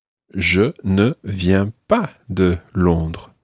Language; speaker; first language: French; non-native, fluent; English